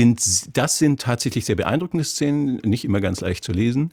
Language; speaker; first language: German; native; German